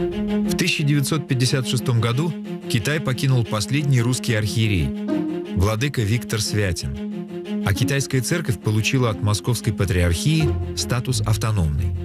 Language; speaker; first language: Russian; native; Russian